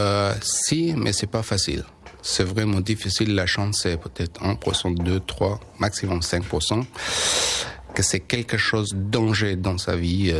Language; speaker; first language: French; non-native, learner; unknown